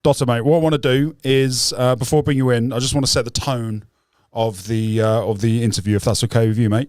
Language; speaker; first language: English; native; English